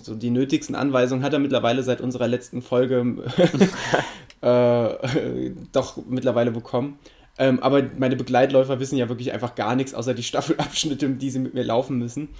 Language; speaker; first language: German; native; German